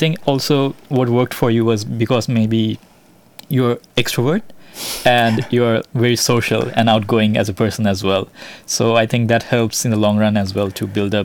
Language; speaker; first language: English; non-native, local second language; Bangla